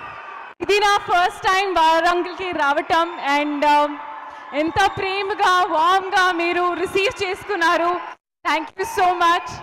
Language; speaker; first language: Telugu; non-native, learner; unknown